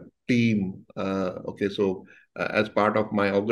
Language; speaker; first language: English; non-native, local second language; Hindi